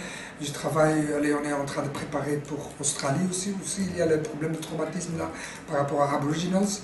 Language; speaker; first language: French; non-native, fluent; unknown